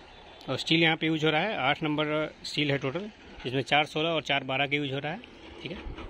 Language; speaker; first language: Hindi; native; Hindi